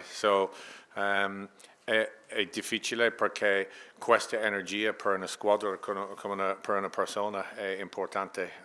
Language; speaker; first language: Italian; non-native, learner; English